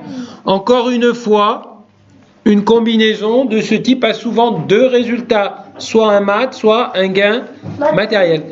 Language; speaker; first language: French; native; French